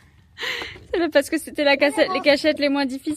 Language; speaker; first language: French; native; French